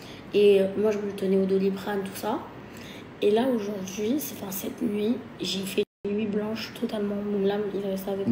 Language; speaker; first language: French; native; French